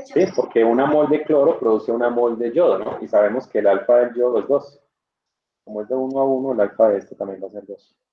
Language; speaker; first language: Spanish; native; Spanish